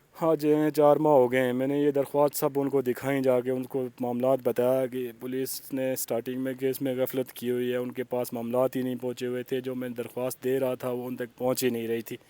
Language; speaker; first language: Urdu; non-native, local second language; Pahari-Potwari